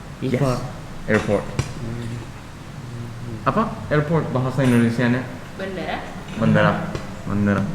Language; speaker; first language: Indonesian; non-native, learner; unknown